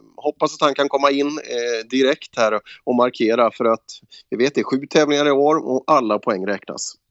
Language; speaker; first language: Swedish; native; Swedish